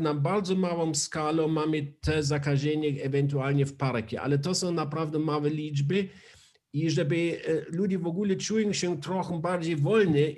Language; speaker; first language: Polish; non-native, learner; German